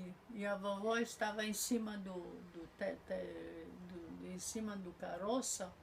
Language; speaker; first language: Portuguese; non-native, fluent; Polish